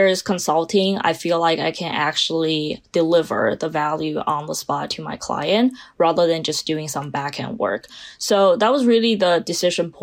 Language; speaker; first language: English; non-native, fluent; Chinese